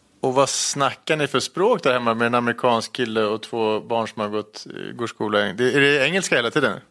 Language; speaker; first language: Swedish; native; Swedish